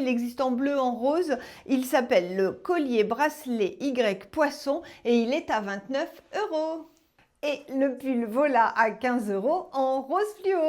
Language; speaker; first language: French; native; French